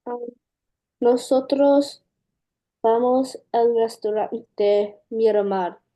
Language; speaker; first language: Spanish; non-native, learner; English